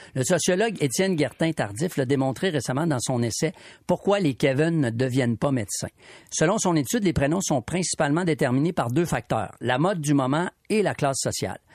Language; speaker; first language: French; native; French